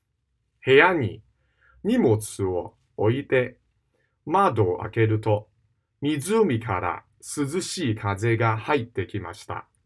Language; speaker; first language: Japanese; non-native, fluent; Cantonese